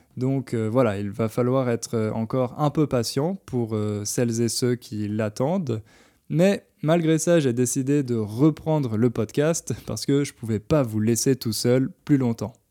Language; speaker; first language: French; native; French